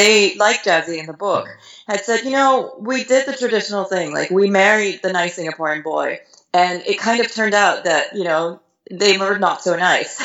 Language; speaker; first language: English; native; English